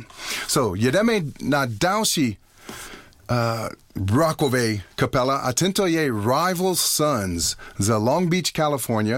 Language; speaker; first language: Czech; non-native, learner; English